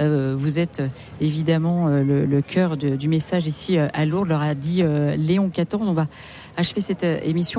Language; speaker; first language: French; native; French